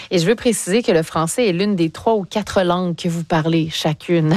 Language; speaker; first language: French; native; French